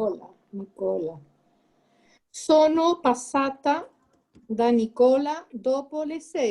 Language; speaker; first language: Italian; non-native, learner; Spanish